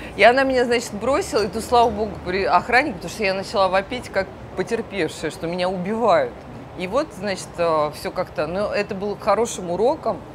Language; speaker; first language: Russian; native; Russian